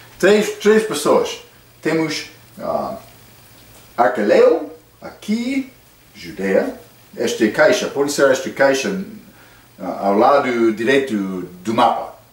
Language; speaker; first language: Portuguese; non-native, fluent; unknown